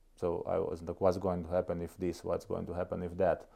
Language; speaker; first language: English; non-native, fluent; Estonian